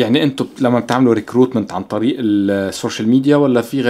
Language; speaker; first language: Arabic; native; Arabic